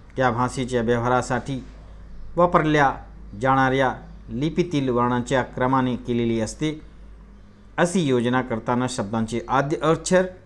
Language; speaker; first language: Marathi; non-native, local second language; Hindi